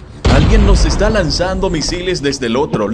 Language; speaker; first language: Spanish; native; Spanish